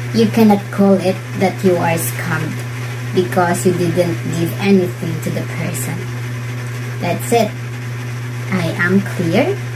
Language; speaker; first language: English; non-native, local second language; Cebuano